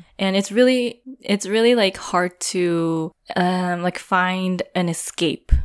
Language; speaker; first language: English; non-native, fluent; Japanese